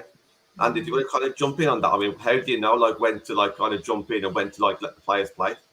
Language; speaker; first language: English; native; English